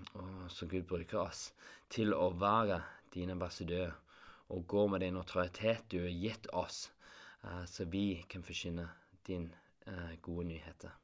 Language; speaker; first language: Norwegian; non-native, fluent; English